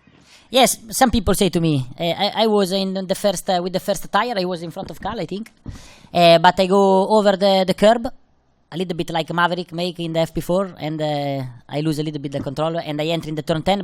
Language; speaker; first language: English; non-native, fluent; Italian